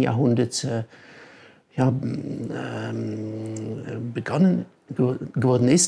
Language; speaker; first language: German; non-native, fluent; English